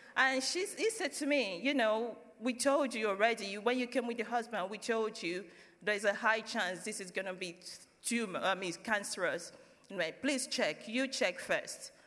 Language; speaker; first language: English; non-native, local second language; Yoruba